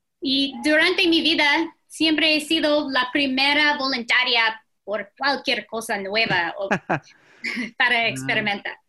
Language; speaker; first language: Spanish; non-native, fluent; English